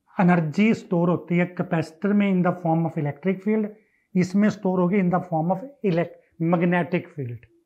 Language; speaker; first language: Hindi; non-native, local second language; Punjabi